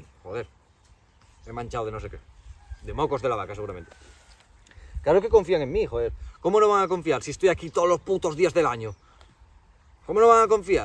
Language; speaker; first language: Spanish; native; Spanish